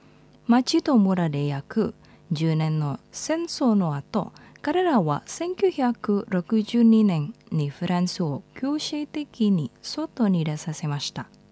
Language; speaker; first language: Japanese; non-native, fluent; Indonesian